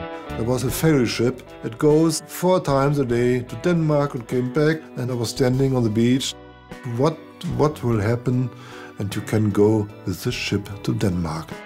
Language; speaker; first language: English; non-native, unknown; German